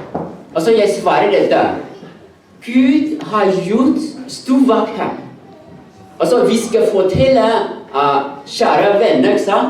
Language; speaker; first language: Norwegian; non-native, learner; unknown